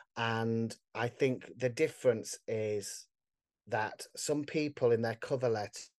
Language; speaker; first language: English; native; English